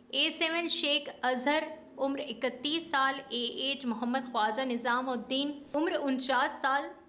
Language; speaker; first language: Urdu; native; Urdu